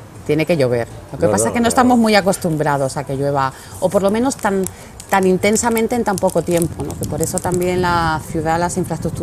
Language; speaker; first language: Spanish; native; Spanish